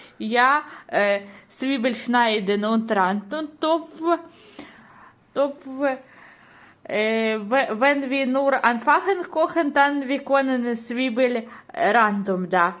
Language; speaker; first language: German; non-native, learner; Ukrainian